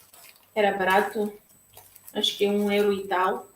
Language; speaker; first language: Portuguese; non-native, local second language; Tetum